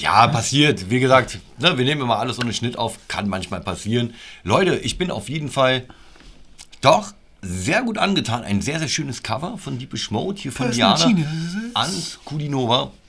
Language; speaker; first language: German; native; German